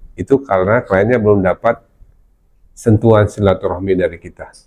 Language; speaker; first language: Indonesian; non-native, local second language; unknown